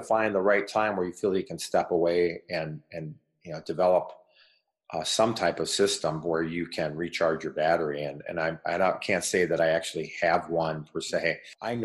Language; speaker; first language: English; native; English